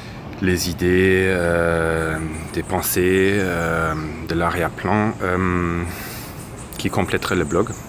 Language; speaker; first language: French; non-native, fluent; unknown